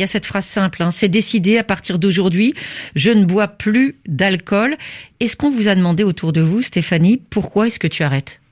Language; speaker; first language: French; native; French